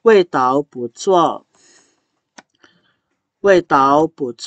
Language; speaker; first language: Chinese; non-native, fluent; Indonesian